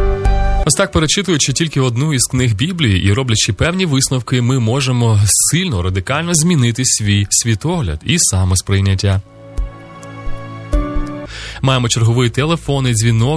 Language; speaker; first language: Ukrainian; native; Ukrainian